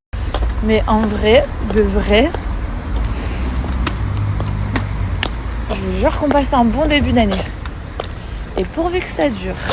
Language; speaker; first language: French; native; French